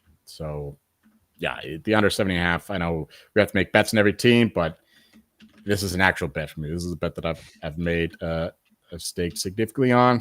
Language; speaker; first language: English; native; English